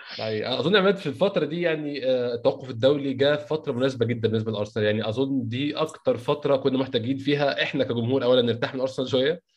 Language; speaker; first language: Arabic; native; Arabic